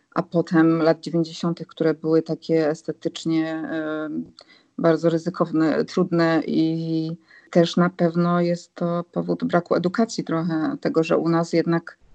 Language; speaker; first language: Polish; native; Polish